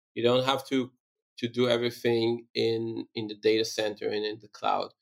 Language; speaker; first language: English; non-native, fluent; Hebrew